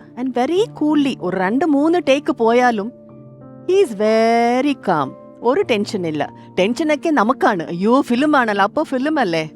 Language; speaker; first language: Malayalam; non-native, local second language; Tamil